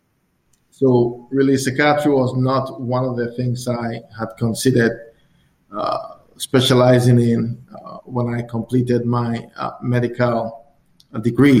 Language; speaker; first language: English; non-native, local second language; Akan